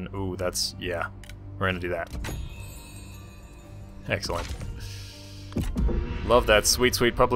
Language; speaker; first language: English; native; English